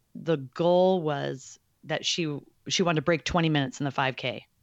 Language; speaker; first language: English; native; English